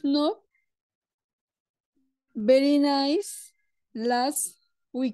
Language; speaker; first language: English; non-native, learner; Spanish